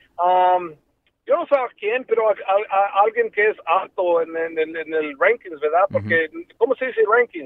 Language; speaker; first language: Spanish; early bilingual, heritage; Spanish